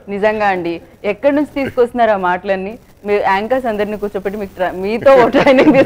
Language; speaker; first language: Telugu; native; Telugu